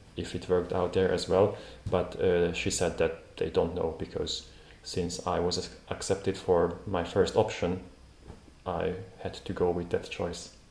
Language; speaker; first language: English; non-native, fluent; Hungarian